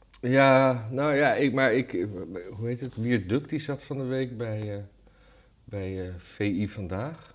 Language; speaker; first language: Dutch; native; Dutch